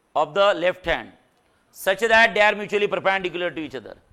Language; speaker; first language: English; non-native, local second language; Marathi